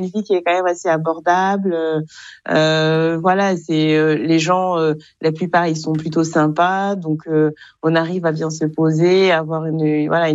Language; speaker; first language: French; non-native, local second language; Kinyarwanda